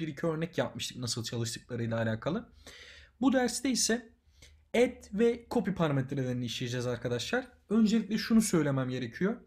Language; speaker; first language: Turkish; native; Turkish